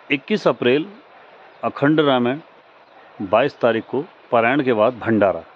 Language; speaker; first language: Hindi; native; Hindi